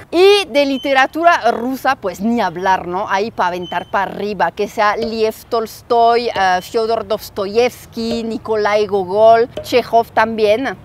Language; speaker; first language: Spanish; non-native, fluent; French